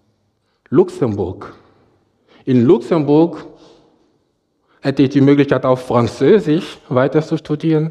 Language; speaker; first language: German; non-native, fluent; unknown